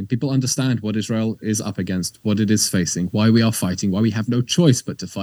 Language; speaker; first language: English; native; English